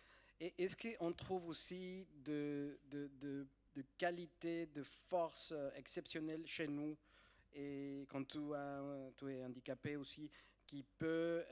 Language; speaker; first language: French; non-native, fluent; Spanish